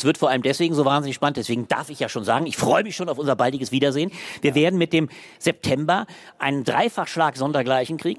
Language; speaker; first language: German; native; German